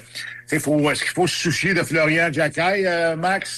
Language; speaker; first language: French; native; French